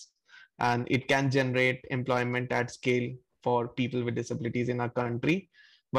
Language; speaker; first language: English; non-native, local second language; Hindi